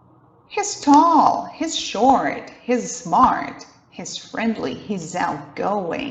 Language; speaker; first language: English; non-native, fluent; Portuguese